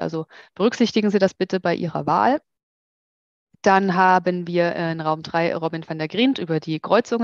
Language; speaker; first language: German; native; German